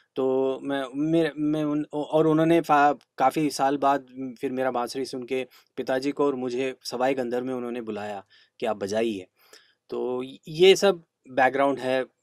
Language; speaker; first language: Hindi; non-native, local second language; Kannada